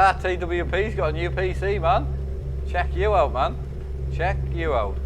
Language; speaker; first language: English; native; English